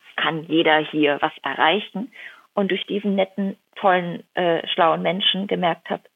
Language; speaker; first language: German; native; German